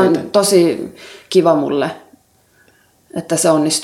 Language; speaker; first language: Finnish; non-native, local second language; Swedish